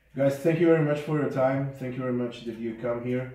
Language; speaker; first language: English; non-native, learner; Slovak